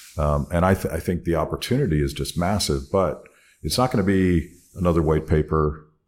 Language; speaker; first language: English; native; English